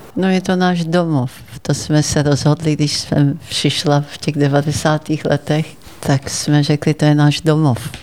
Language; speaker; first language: Czech; early bilingual, heritage; Czech